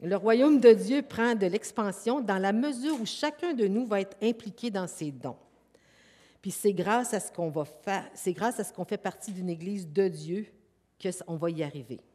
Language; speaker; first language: French; native; French